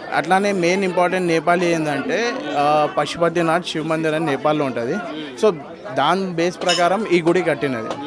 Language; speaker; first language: Telugu; non-native, local second language; Nepali